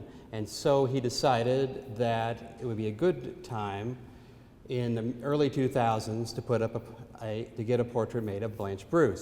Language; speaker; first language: English; native; English